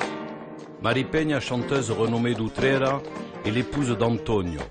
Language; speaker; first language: French; native; French